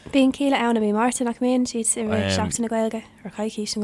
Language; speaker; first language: Irish; non-native, local second language; English